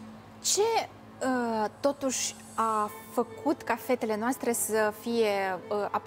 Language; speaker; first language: Romanian; native; Romanian